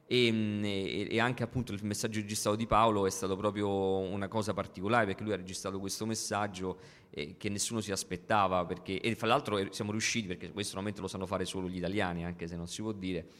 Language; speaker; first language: Italian; native; Italian